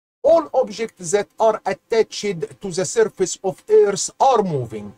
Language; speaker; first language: English; non-native, fluent; Arabic